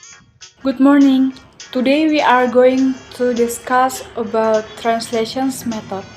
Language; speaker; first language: English; non-native, learner; Indonesian